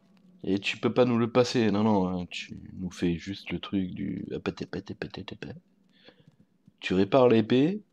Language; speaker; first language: French; native; French